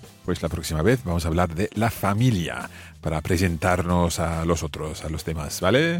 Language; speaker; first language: Spanish; non-native, fluent; English